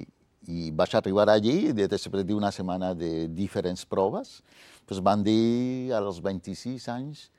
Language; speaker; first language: Catalan; non-native, fluent; Spanish